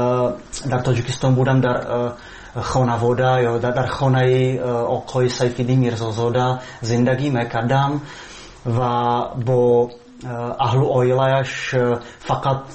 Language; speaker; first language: Persian; non-native, fluent; Czech